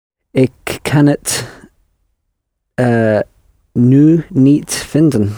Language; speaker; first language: Dutch; non-native, learner; English